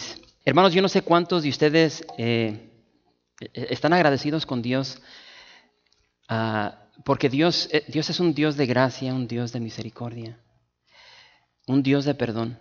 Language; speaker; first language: Spanish; native; Spanish